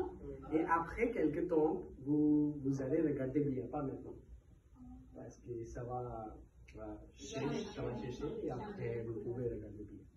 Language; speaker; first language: French; non-native, learner; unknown